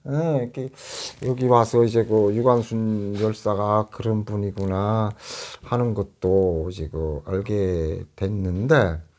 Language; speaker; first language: Korean; native; Korean